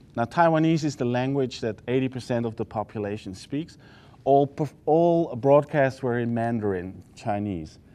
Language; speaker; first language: English; non-native, fluent; Dutch